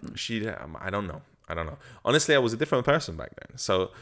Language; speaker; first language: English; native; English